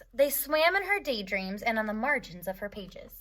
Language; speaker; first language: English; native; English